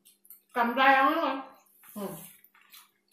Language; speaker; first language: Russian; non-native, learner; Vietnamese